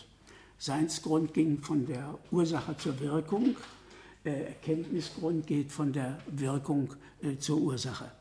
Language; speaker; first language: German; native; German